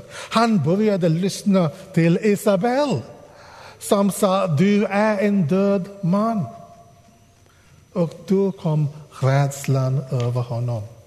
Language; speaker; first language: Swedish; non-native, fluent; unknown